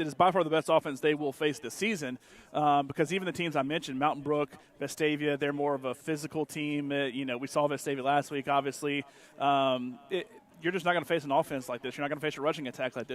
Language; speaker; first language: English; native; English